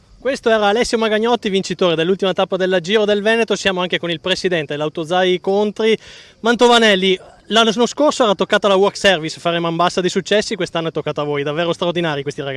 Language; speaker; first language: Italian; native; Italian